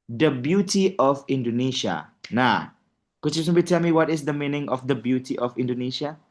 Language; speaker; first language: English; non-native, fluent; Indonesian